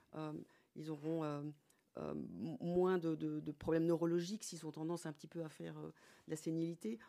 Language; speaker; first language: French; native; French